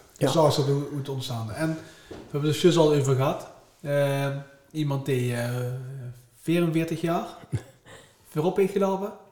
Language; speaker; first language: Dutch; native; Dutch